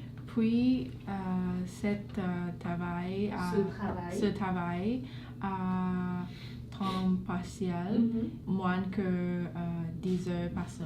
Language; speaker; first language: French; non-native, learner; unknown